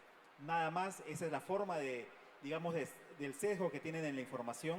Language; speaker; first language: Spanish; native; Spanish